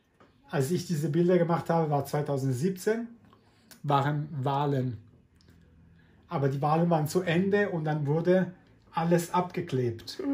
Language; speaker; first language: German; non-native, fluent; Italian